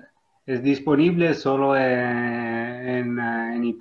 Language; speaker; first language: Spanish; non-native, learner; Italian